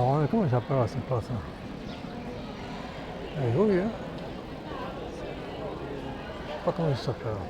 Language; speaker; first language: French; native; French